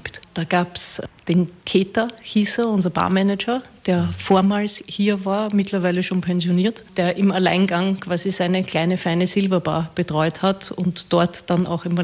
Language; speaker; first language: German; native; German